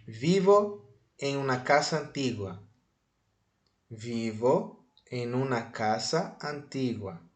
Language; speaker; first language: Spanish; non-native, fluent; Portuguese